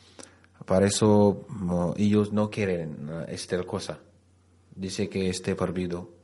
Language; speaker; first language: Spanish; non-native, learner; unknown